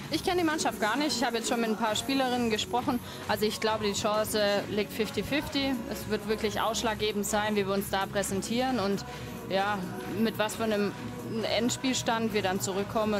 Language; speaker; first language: German; native; German